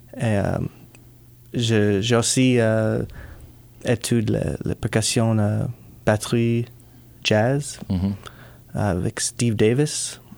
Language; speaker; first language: French; non-native, learner; English